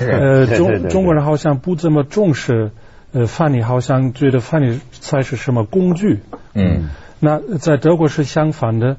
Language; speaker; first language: Chinese; non-native, fluent; German